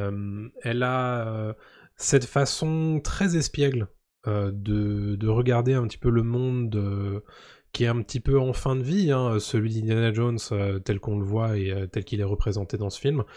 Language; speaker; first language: French; native; French